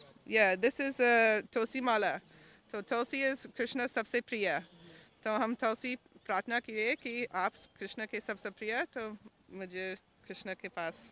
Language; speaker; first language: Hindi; non-native, learner; English